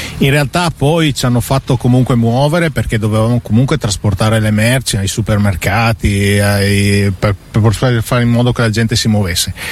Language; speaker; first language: Italian; native; Italian